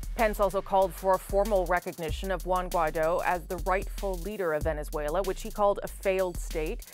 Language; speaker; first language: English; native; English